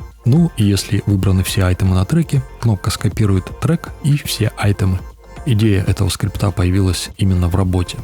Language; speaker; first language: Russian; native; Russian